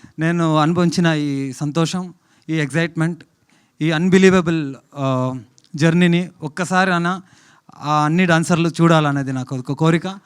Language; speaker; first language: Telugu; non-native, fluent; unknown